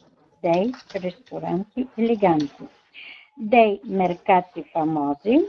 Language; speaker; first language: Italian; non-native, learner; Bulgarian